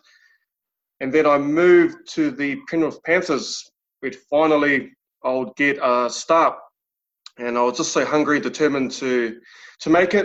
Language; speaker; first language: English; native; English